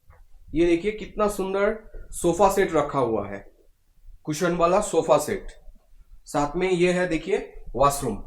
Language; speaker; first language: Hindi; non-native, local second language; Bangla